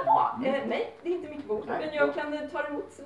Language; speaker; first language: Swedish; native; Swedish